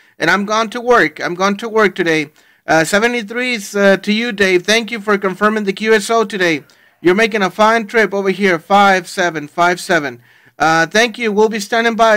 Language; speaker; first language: English; non-native, fluent; Spanish